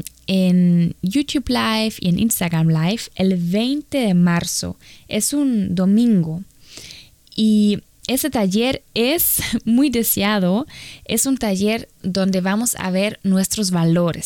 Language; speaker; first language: Spanish; non-native, fluent; German